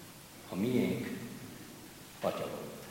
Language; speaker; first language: Hungarian; native; Hungarian